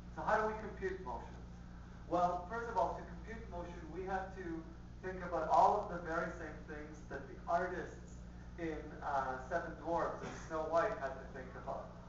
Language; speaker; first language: English; early bilingual, other home language; Spanish